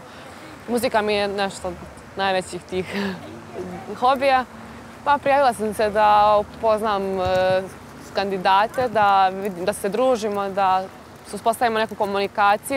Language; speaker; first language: Serbian; native; Serbian